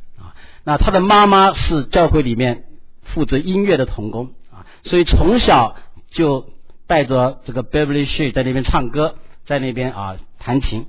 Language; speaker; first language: Chinese; native; Chinese